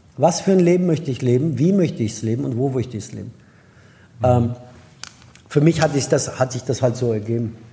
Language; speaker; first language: German; non-native, fluent; Persian